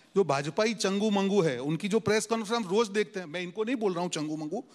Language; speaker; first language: Hindi; non-native, local second language; Gujarati